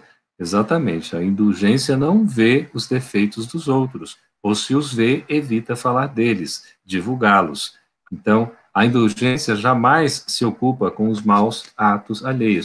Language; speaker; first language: Portuguese; native; Portuguese